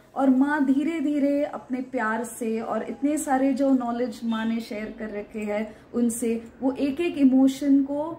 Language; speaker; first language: Hindi; non-native, local second language; Marathi